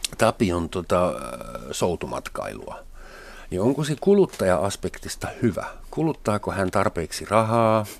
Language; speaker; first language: Finnish; non-native, fluent; German